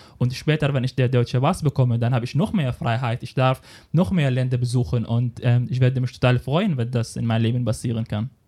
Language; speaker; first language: German; non-native, fluent; Arabic